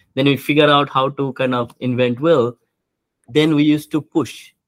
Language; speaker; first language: English; non-native, local second language; Bangla